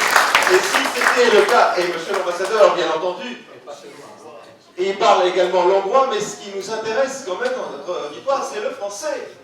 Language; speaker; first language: French; native; French